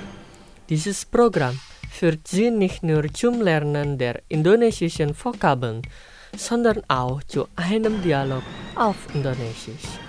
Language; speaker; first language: German; non-native, fluent; Indonesian